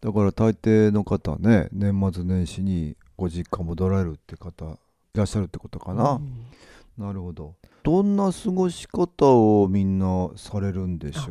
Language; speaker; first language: Japanese; native; Japanese